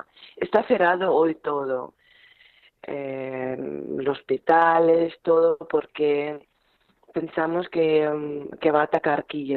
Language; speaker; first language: Spanish; non-native, learner; Ukrainian